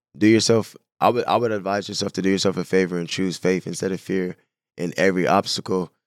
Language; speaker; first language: English; native; English